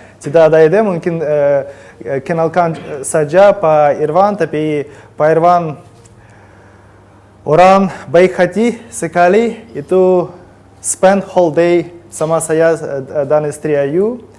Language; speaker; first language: Indonesian; non-native, learner; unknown